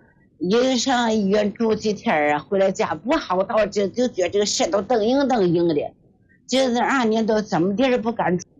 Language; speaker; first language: Chinese; native; Chinese